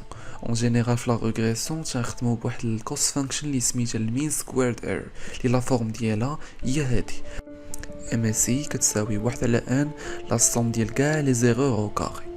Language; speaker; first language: Arabic; native; Arabic